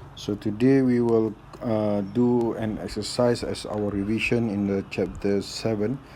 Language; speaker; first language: English; non-native, local second language; Malay